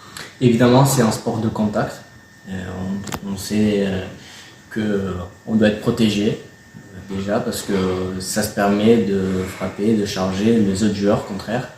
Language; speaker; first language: French; non-native, fluent; Spanish